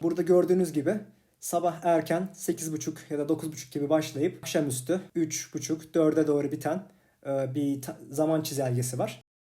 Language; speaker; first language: Turkish; native; Turkish